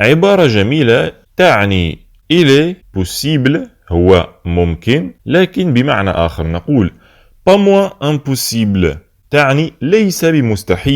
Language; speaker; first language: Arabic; native; Arabic